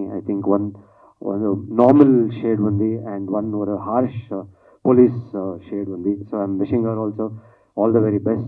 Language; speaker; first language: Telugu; non-native, learner; Kannada